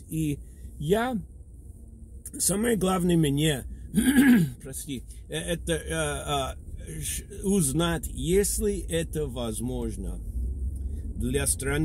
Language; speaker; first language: Russian; non-native, fluent; English